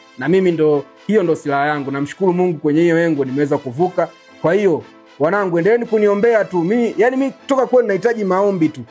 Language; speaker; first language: Swahili; native; Swahili